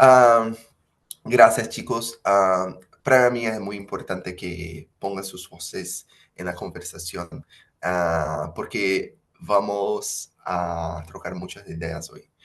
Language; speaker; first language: Spanish; non-native, fluent; Portuguese